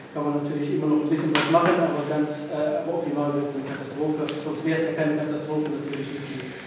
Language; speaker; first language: German; non-native, local second language; Luxembourgish